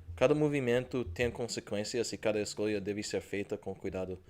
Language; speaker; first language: Portuguese; non-native, fluent; English